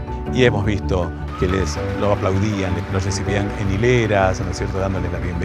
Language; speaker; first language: Spanish; native; Spanish